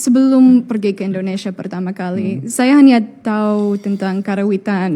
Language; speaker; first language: Indonesian; non-native, fluent; English